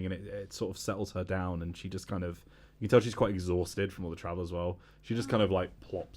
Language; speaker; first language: English; native; English